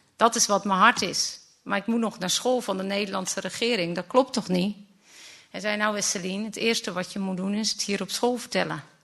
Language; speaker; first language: Dutch; native; Dutch